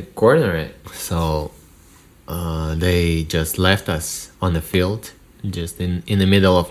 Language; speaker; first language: English; non-native, learner; Russian